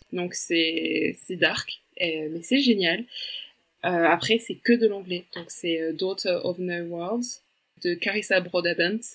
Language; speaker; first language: French; early bilingual, other home language; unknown